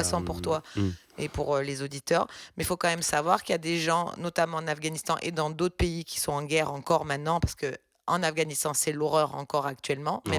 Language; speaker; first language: French; native; French